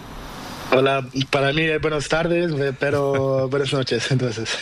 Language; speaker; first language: Spanish; non-native, learner; Portuguese